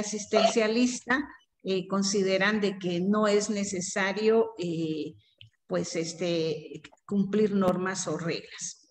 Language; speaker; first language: Spanish; native; Spanish